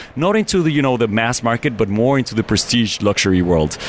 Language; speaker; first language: English; non-native, fluent; Spanish